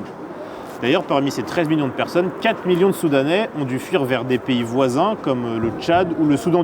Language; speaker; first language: French; native; French